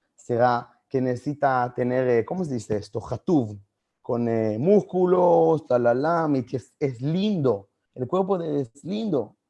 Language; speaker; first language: Spanish; non-native, fluent; Hebrew